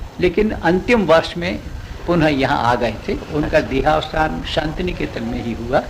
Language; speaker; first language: Hindi; non-native, local second language; Gujarati